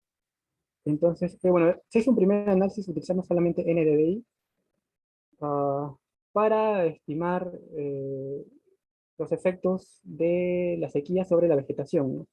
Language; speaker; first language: Spanish; native; Spanish